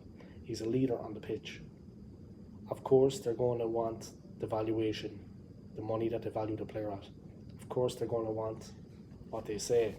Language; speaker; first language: English; native; English